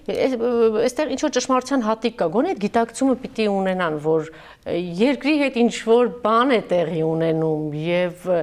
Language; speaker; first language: Armenian; native; Armenian